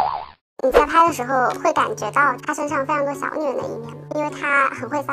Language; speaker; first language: Chinese; native; Chinese